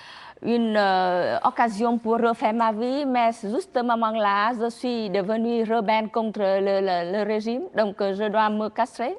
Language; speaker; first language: French; non-native, learner; Vietnamese